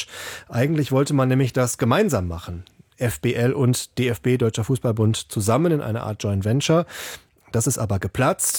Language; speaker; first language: German; native; German